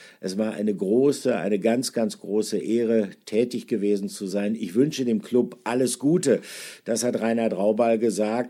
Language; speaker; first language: German; native; German